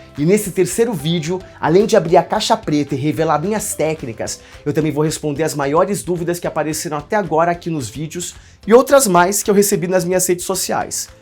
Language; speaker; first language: Portuguese; native; Portuguese